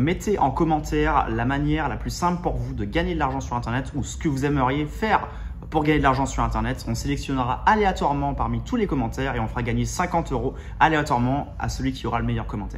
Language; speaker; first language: French; native; French